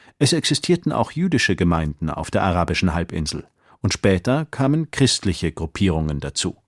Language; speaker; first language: German; native; German